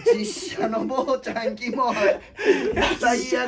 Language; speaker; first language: Japanese; native; Japanese